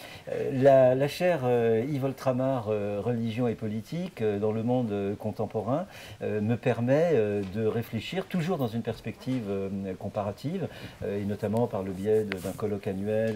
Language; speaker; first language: French; native; French